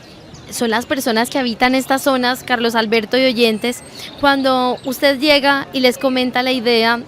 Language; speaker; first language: Spanish; native; Spanish